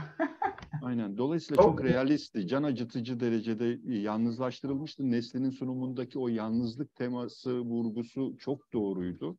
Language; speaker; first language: Turkish; native; Turkish